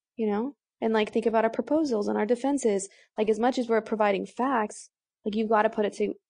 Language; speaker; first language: English; native; English